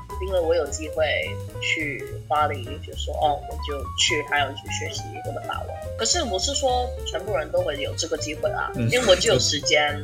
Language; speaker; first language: Chinese; early bilingual, heritage; English